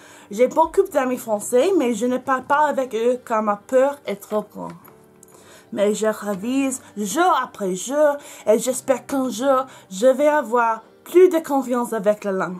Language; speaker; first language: French; non-native, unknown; English